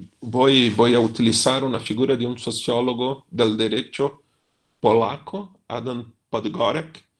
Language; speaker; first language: Spanish; non-native, fluent; Portuguese